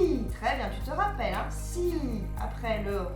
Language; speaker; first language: French; native; French